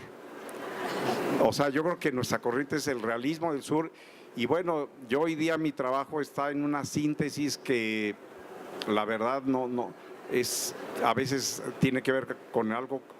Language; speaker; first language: Spanish; native; Spanish